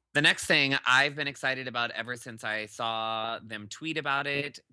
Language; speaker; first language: English; native; English